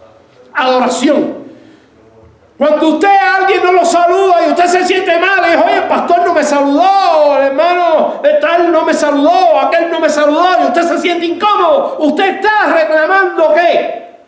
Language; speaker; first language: Spanish; native; Spanish